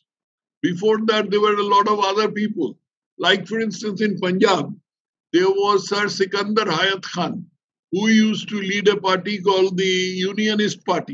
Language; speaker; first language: English; non-native, local second language; Bangla